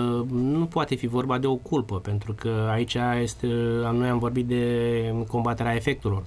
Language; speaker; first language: Romanian; native; Romanian